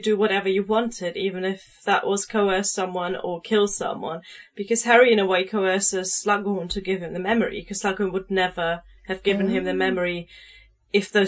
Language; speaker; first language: English; non-native, fluent; German